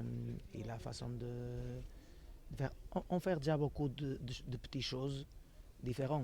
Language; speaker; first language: French; non-native, fluent; Portuguese